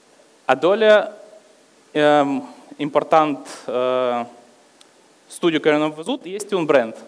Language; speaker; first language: Romanian; non-native, local second language; Russian